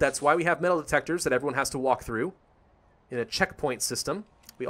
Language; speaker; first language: English; native; English